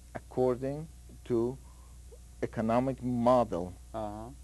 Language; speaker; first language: English; non-native, fluent; Persian